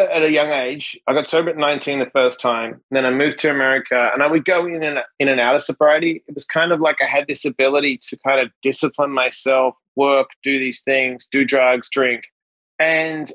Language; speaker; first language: English; native; English